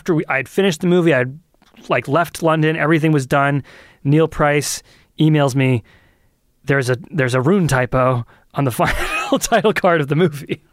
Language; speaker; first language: English; native; English